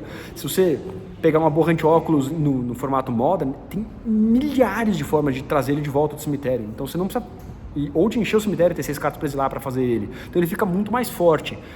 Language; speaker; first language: Portuguese; native; Portuguese